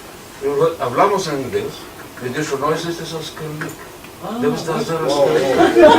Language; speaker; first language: Spanish; early bilingual, heritage; Ladino